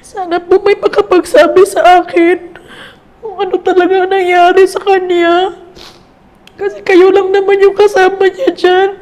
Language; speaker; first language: Filipino; non-native, local second language; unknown